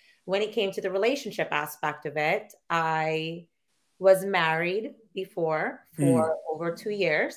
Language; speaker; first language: English; non-native, local second language; Filipino